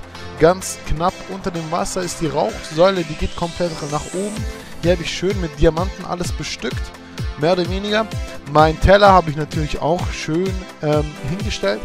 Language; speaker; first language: German; native; German